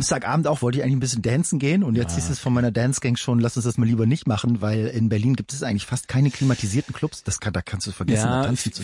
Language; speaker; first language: German; native; German